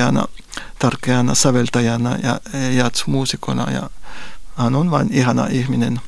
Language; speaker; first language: Finnish; non-native, fluent; Spanish